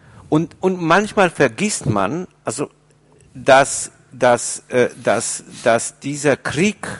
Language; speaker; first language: German; non-native, fluent; Polish